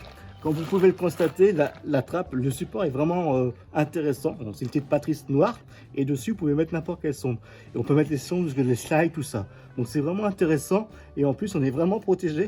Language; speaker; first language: French; native; French